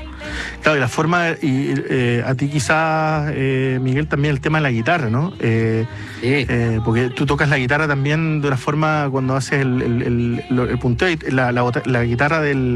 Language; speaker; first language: Spanish; native; Spanish